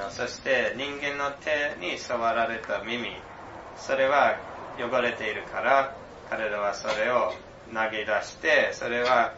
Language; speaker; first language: Japanese; non-native, fluent; English